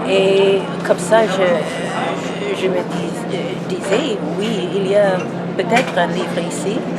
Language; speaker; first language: French; non-native, fluent; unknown